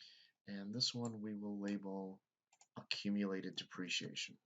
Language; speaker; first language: English; native; English